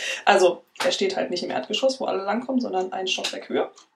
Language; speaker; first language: German; native; German